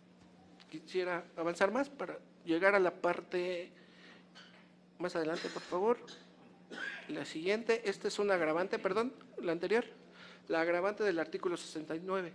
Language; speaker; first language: Spanish; native; Spanish